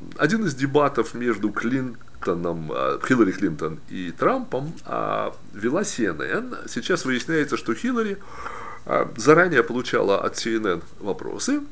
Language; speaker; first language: Russian; native; Russian